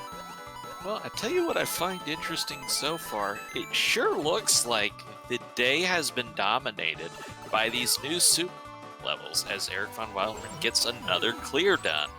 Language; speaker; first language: English; native; English